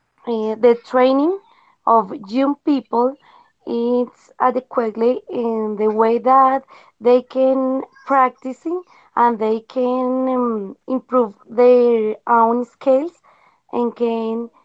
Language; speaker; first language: English; non-native, learner; Spanish